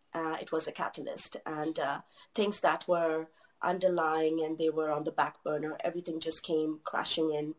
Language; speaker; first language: English; non-native, local second language; Urdu